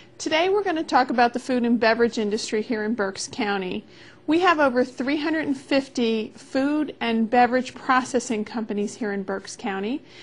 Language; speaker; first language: English; native; English